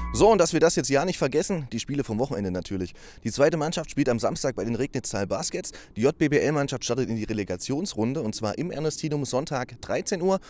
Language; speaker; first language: German; native; German